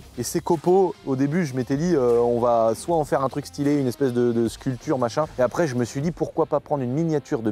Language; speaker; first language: French; native; French